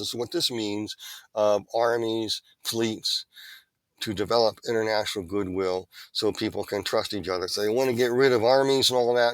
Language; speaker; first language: English; native; English